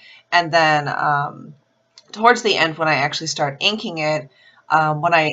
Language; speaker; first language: English; native; English